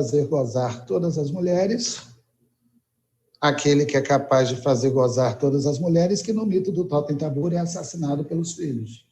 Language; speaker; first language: Portuguese; native; Portuguese